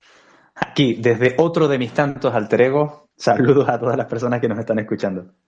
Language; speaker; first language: Spanish; native; Spanish